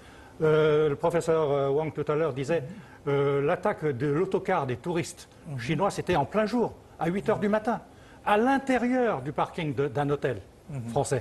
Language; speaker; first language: French; early bilingual, other home language; Chinese